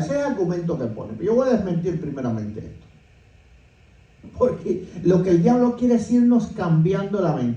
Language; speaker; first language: Spanish; native; Spanish